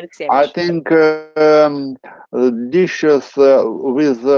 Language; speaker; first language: English; non-native, learner; Russian